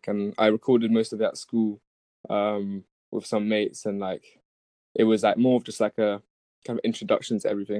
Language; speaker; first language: English; native; English